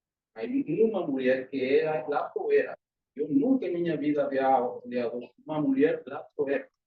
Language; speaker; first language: Portuguese; non-native, learner; Spanish